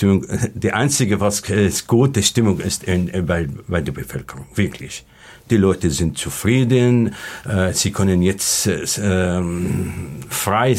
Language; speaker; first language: German; non-native, learner; Arabic